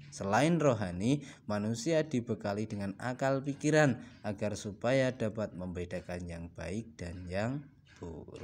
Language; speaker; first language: Indonesian; native; Indonesian